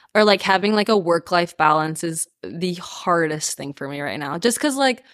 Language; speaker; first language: English; early bilingual, other home language; Spanish